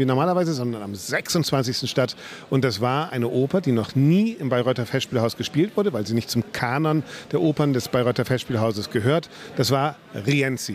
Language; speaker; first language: German; native; German